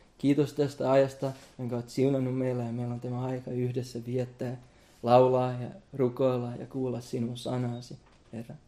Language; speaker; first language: Finnish; non-native, local second language; Swedish